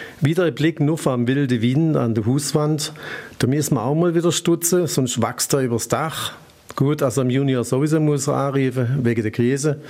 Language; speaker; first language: German; native; German